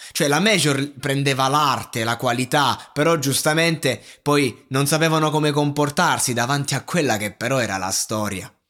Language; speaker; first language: Italian; native; Italian